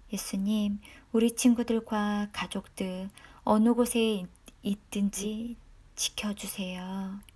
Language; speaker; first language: Korean; native; Korean